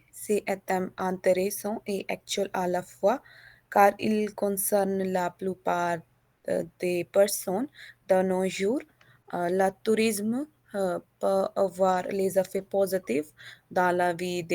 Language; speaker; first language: French; non-native, learner; Hindi